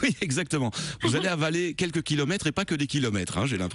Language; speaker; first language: French; native; French